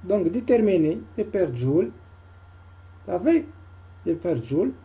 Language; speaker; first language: French; non-native, local second language; Arabic